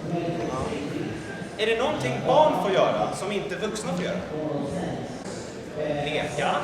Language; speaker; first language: Swedish; native; Swedish